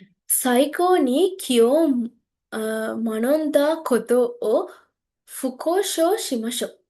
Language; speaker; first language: Japanese; non-native, learner; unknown